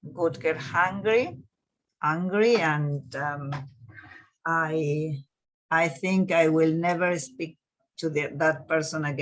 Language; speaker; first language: English; non-native, learner; Spanish